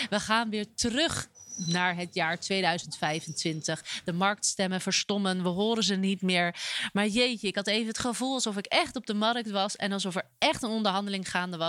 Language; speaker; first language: Dutch; native; Dutch